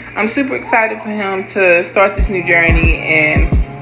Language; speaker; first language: English; native; English